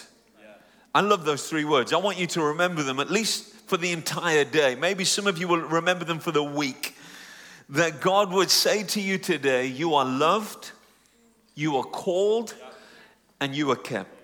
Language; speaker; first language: English; native; English